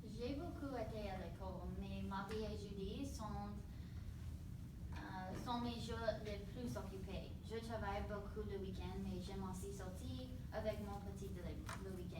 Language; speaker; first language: French; non-native, learner; English